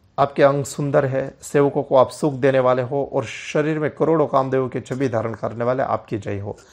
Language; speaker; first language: Hindi; non-native, local second language; Gujarati